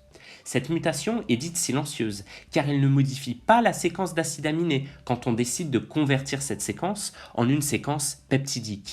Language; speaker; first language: French; native; French